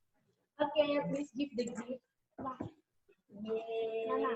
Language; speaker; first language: English; non-native, learner; Indonesian